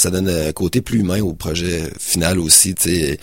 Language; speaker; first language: French; native; French